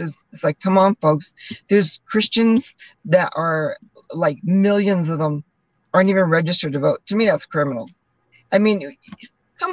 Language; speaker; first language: English; native; English